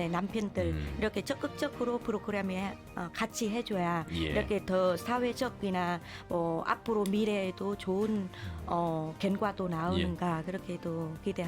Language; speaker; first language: Korean; non-native, learner; Vietnamese